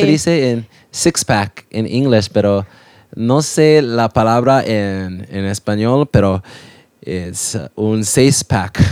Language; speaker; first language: Spanish; non-native, learner; English